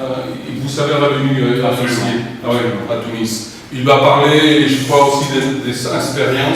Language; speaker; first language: French; non-native, fluent; Spanish